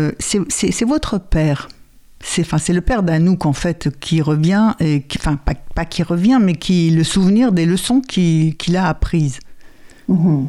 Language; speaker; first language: French; native; French